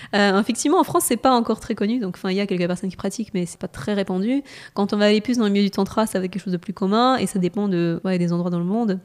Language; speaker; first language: French; non-native, fluent; Russian